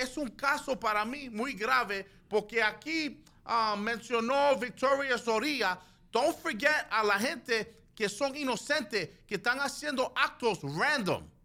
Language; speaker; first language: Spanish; early bilingual, other home language; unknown